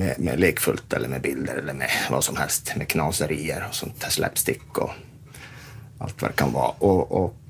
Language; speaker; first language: Swedish; native; Swedish